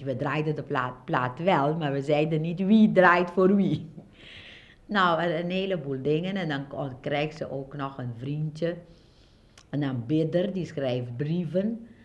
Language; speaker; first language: Dutch; non-native, local second language; Papiamento